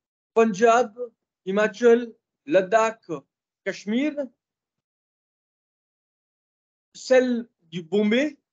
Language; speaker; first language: French; non-native, fluent; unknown